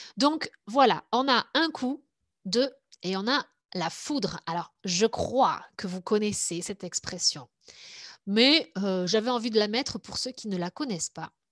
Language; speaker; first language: French; native; French